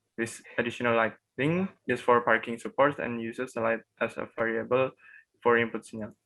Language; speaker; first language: English; non-native, learner; Indonesian